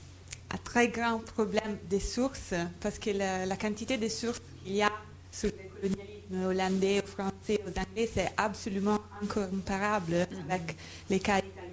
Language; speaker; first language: French; non-native, fluent; Italian